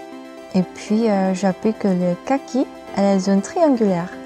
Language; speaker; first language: French; non-native, learner; Korean